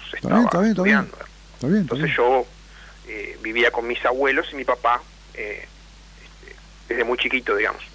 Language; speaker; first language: Spanish; native; Spanish